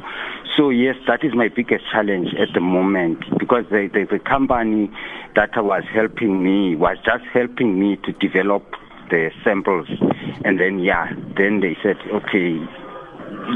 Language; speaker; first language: English; non-native, local second language; Xhosa